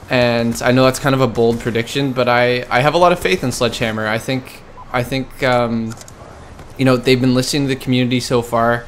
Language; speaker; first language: English; native; English